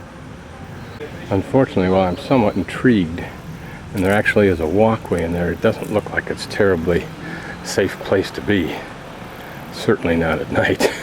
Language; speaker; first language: English; native; English